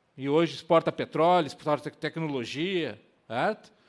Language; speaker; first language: Portuguese; native; Portuguese